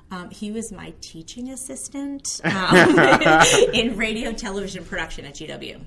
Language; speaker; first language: English; native; English